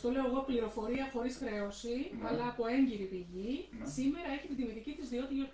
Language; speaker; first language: Greek; native; Greek